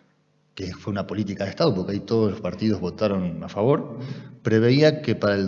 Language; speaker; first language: Spanish; native; Spanish